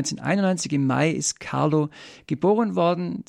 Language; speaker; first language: German; native; German